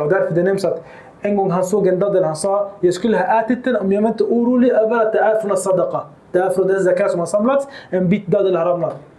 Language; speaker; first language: Swedish; early bilingual, other home language; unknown